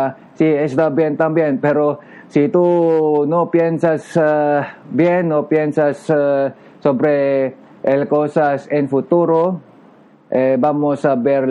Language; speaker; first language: Spanish; non-native, learner; Japanese